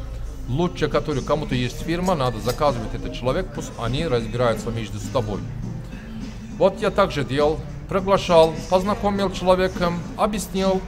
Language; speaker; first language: Russian; non-native, learner; Turkish